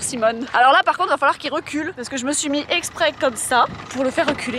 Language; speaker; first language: French; native; French